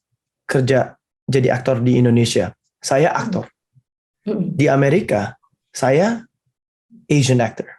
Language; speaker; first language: Indonesian; early bilingual, heritage; Indonesian